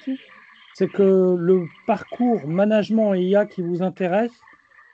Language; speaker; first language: French; native; French